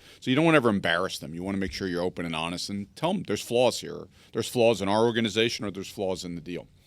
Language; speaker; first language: English; native; English